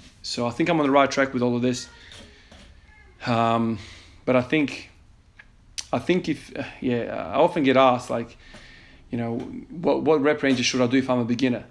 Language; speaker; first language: English; native; English